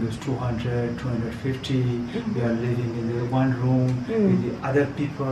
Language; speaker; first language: English; non-native, learner; Persian